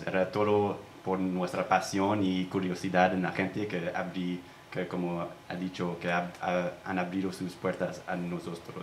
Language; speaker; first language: Spanish; non-native, fluent; English